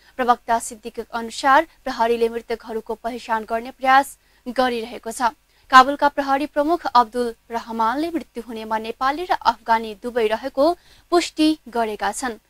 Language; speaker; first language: Nepali; non-native, local second language; Maithili